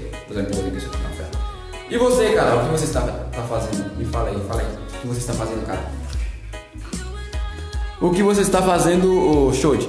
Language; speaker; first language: Portuguese; non-native, learner; Haitian Creole